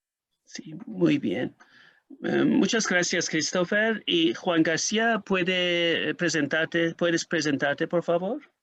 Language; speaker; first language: Spanish; non-native, fluent; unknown